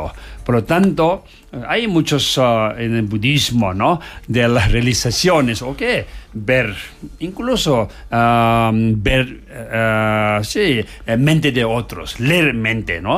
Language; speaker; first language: Spanish; non-native, learner; Tibetan